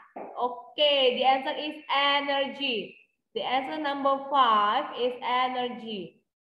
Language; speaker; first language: English; non-native, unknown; Indonesian